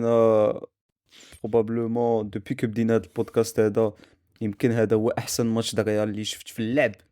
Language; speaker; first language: Arabic; native; Arabic